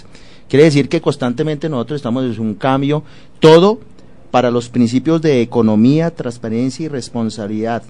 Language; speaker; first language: Spanish; native; Spanish